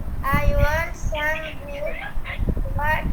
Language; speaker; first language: English; non-native, learner; Bangla